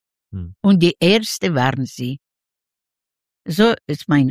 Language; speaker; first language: German; non-native, learner; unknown